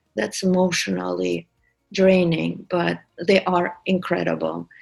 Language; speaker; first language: English; non-native, fluent; Russian